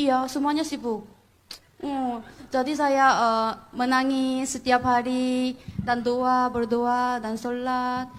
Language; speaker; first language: Indonesian; non-native, fluent; Korean